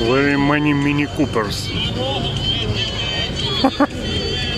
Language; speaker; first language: English; non-native, learner; Russian